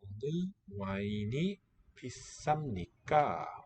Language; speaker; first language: Korean; non-native, learner; English